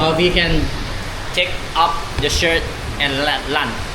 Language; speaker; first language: English; non-native, learner; Thai